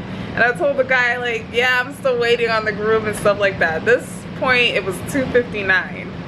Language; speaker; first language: English; native; English